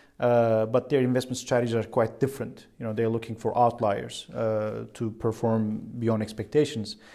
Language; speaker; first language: English; non-native, fluent; Turkish